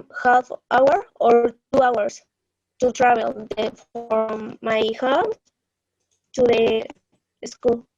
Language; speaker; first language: English; non-native, learner; Spanish